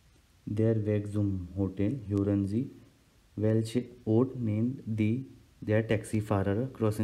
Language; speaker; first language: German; non-native, learner; Hindi